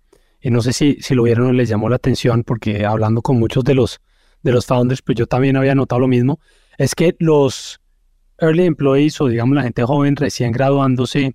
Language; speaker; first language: Spanish; native; Spanish